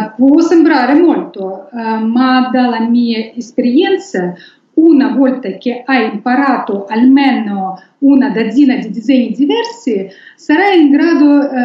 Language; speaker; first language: Italian; non-native, learner; Russian